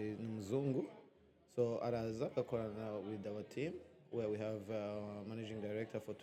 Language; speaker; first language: English; non-native, local second language; Kinyarwanda